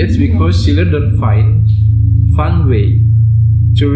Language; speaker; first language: English; non-native, fluent; Indonesian